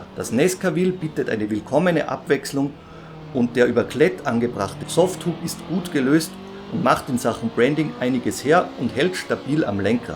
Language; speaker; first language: German; native; German